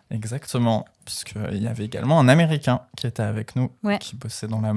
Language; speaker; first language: French; native; French